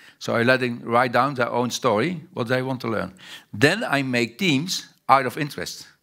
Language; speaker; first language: English; non-native, fluent; Dutch